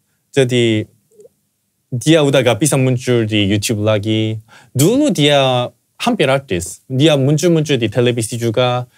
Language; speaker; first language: Indonesian; non-native, fluent; Korean